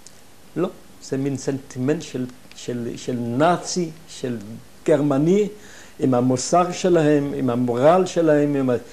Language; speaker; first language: Hebrew; non-native, fluent; German